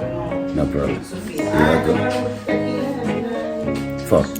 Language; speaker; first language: English; non-native, learner; Spanish